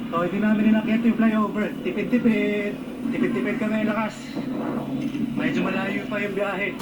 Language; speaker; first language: Filipino; native; Filipino